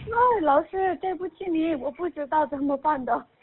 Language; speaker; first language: Chinese; non-native, learner; Korean